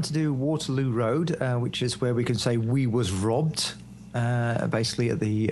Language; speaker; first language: English; native; English